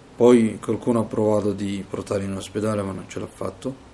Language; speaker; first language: Italian; non-native, fluent; Somali